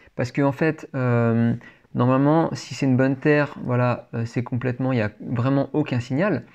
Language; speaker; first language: French; native; French